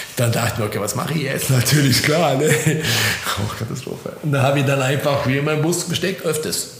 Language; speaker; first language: German; non-native, fluent; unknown